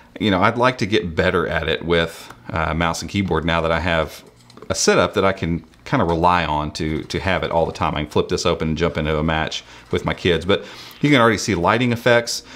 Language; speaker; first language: English; native; English